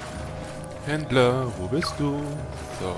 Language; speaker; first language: German; native; German